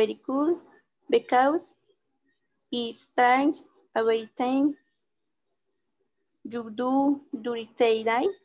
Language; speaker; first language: English; non-native, learner; Spanish